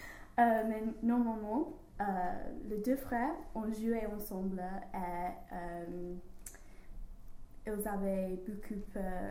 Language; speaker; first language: French; non-native, learner; English